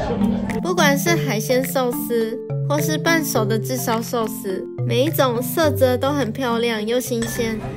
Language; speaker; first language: Chinese; native; Chinese